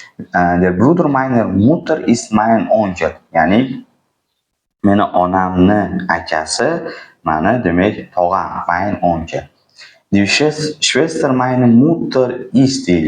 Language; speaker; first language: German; non-native, fluent; Uzbek